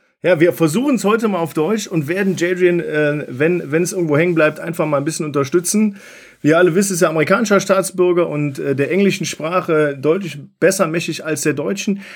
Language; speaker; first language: German; native; German